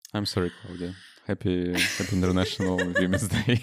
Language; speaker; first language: English; non-native, fluent; Russian